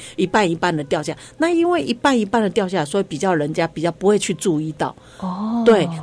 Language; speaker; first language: Chinese; non-native, local second language; Hakka Chinese